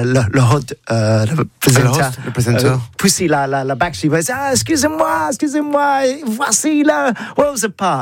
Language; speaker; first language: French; non-native, learner; English